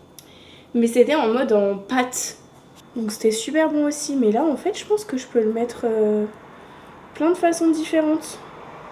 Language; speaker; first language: French; native; French